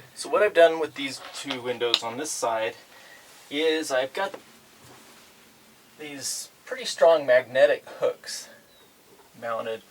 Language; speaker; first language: English; native; English